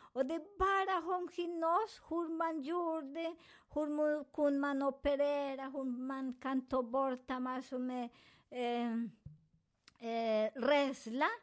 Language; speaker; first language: Swedish; non-native, learner; Spanish